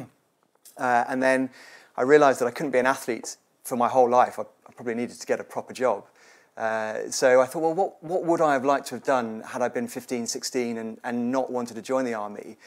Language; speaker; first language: English; native; English